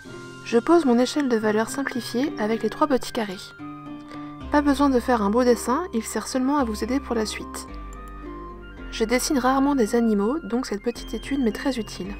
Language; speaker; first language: French; native; French